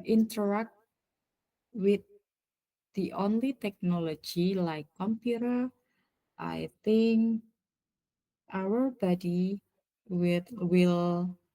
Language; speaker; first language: English; non-native, learner; Indonesian